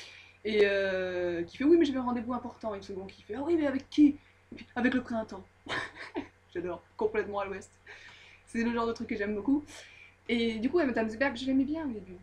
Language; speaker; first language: French; native; French